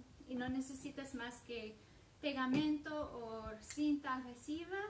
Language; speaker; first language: Spanish; non-native, fluent; English